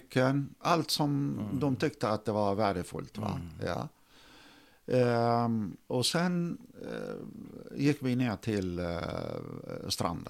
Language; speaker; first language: Swedish; non-native, fluent; Arabic